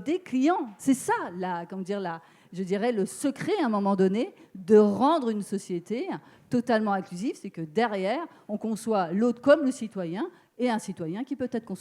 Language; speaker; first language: French; native; French